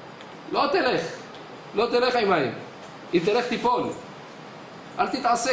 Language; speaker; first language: Hebrew; native; Hebrew